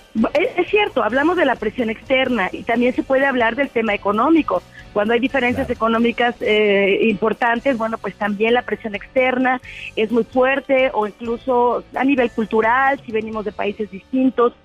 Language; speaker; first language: Spanish; native; Spanish